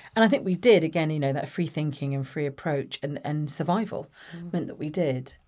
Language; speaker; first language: English; native; English